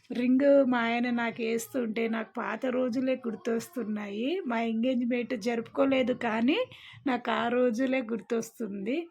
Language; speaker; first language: Telugu; non-native, local second language; Lambadi